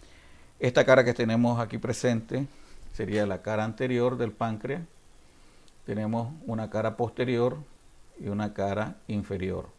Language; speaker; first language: Spanish; native; Spanish